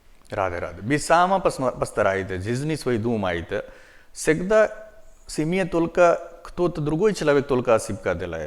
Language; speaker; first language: Russian; non-native, learner; Hindi